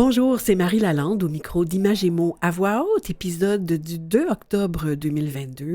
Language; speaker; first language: French; native; French